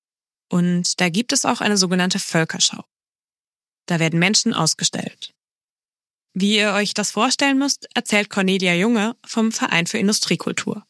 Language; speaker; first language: German; native; German